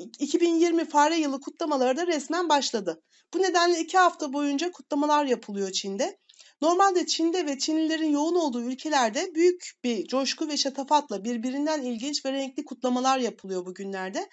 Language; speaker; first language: Turkish; native; Turkish